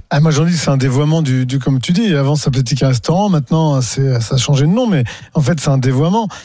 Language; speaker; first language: French; native; French